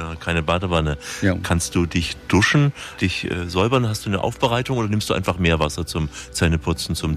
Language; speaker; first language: German; native; German